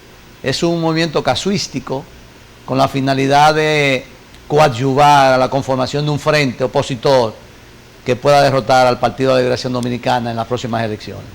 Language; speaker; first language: Spanish; native; Spanish